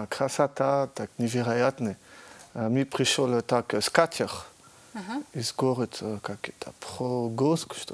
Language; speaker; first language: Russian; early bilingual, heritage; French